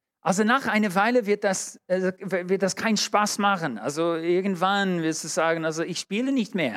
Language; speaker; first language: German; non-native, fluent; English